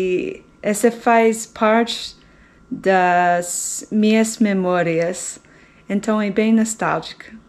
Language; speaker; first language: Portuguese; non-native, fluent; English